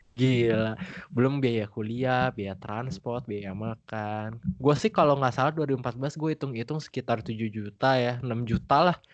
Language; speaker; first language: Indonesian; native; Indonesian